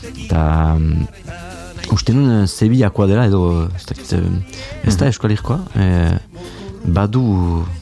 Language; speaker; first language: Basque; non-native, fluent; French